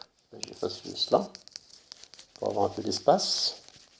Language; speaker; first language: French; non-native, local second language; Arabic